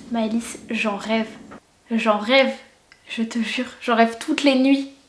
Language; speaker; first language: French; native; French